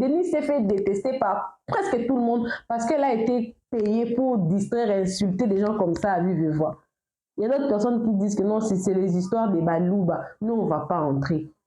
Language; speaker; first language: French; non-native, local second language; Lingala